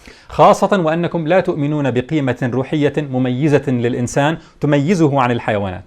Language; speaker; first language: Arabic; native; Arabic